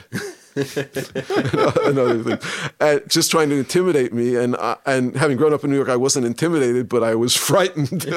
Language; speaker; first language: English; native; English